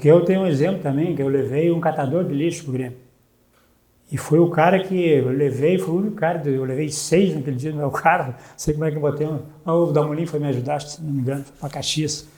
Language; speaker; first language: Portuguese; native; Portuguese